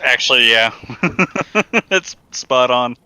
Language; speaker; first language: English; native; English